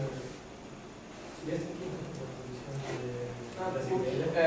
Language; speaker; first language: Spanish; non-native, fluent; Greek